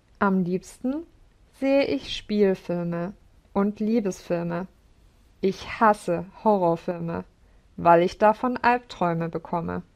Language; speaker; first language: German; non-native, learner; English